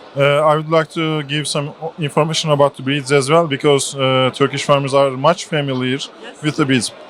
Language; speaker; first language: English; non-native, fluent; Turkish